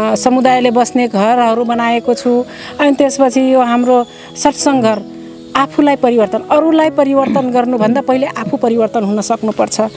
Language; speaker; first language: Nepali; non-native, local second language; Dangaura Tharu